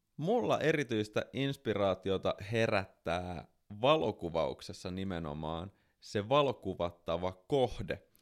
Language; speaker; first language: Finnish; native; Finnish